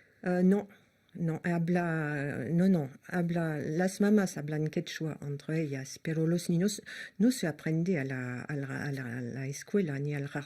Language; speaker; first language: Spanish; non-native, learner; French